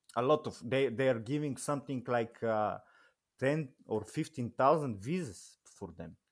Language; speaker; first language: English; non-native, learner; Bulgarian